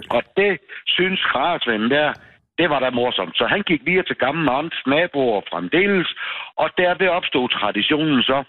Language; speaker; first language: Danish; native; Danish